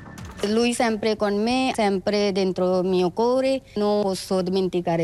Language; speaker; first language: Italian; non-native, learner; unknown